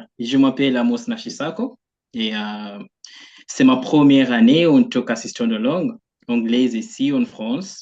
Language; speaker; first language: French; non-native, fluent; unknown